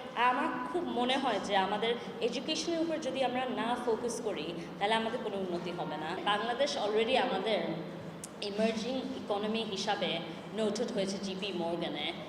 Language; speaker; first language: Bangla; early bilingual, heritage; Bangla